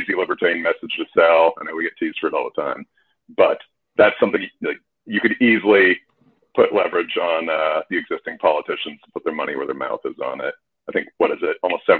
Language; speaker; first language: English; native; English